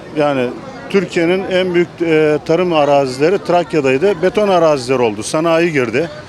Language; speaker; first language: Turkish; native; Turkish